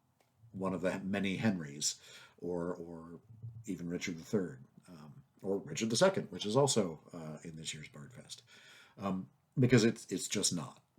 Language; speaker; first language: English; native; English